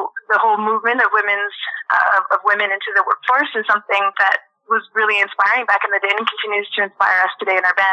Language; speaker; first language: English; non-native, fluent; French